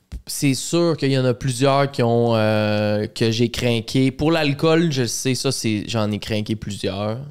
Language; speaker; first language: French; native; French